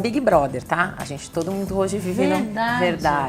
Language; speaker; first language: Portuguese; native; Portuguese